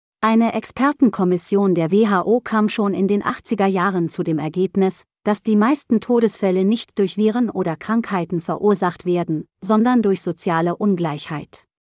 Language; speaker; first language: German; native; German